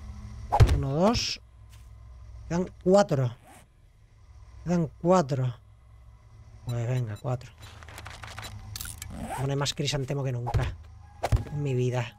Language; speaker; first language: Spanish; native; Spanish